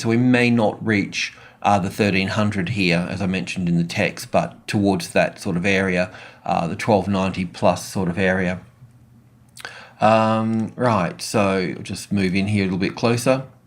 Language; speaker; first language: English; native; English